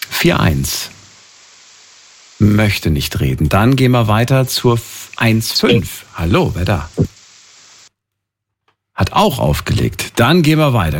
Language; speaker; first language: German; native; German